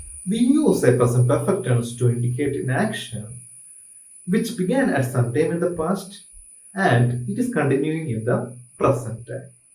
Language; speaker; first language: English; non-native, local second language; Malayalam